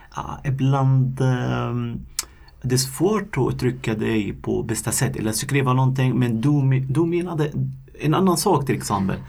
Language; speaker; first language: Swedish; non-native, fluent; Arabic